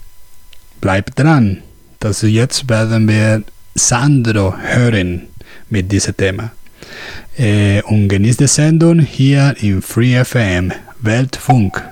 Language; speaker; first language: German; non-native, learner; Spanish